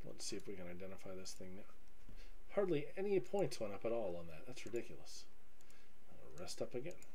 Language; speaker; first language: English; native; English